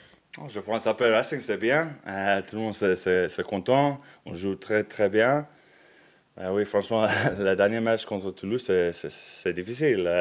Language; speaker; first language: French; non-native, learner; English